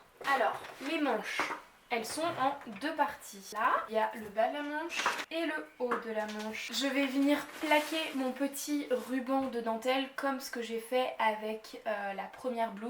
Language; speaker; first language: French; native; French